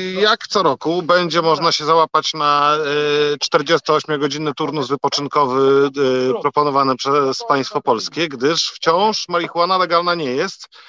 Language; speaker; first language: Polish; native; Polish